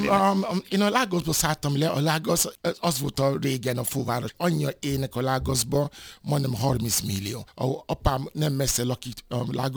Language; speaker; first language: Hungarian; non-native, fluent; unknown